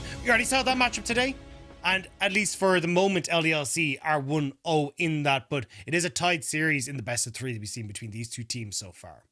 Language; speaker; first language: English; native; English